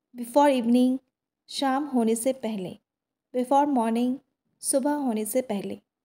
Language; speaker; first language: Hindi; native; Hindi